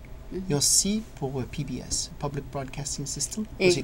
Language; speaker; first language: French; non-native, fluent; English